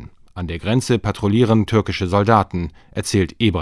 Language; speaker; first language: German; native; German